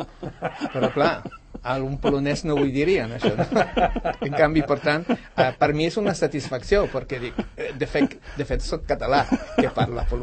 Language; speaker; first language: Catalan; non-native, fluent; Polish